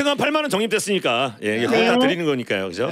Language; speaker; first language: Korean; native; Korean